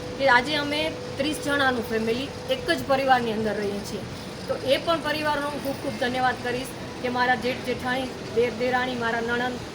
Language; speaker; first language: Gujarati; native; Gujarati